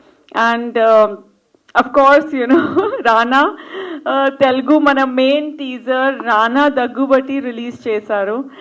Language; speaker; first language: Telugu; non-native, fluent; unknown